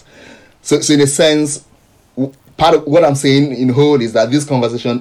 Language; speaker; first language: English; non-native, local second language; Yoruba